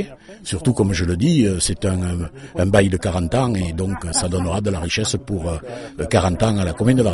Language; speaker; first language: French; native; French